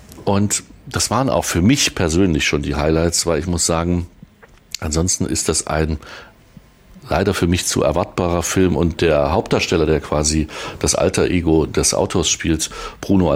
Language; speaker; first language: German; native; German